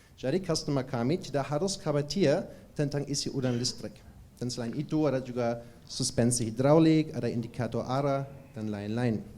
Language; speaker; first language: Indonesian; non-native, fluent; German